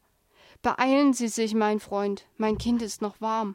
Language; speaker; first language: German; native; German